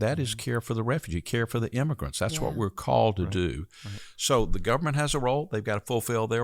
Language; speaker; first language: English; native; English